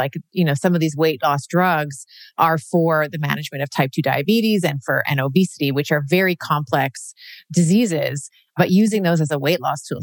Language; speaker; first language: English; native; English